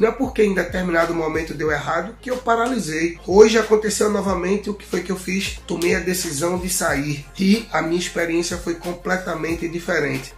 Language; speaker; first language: Portuguese; native; Portuguese